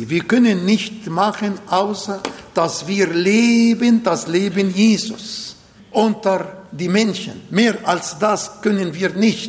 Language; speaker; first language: German; non-native, fluent; Arabic